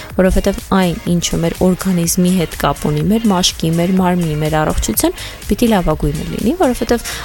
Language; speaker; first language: Armenian; native; Armenian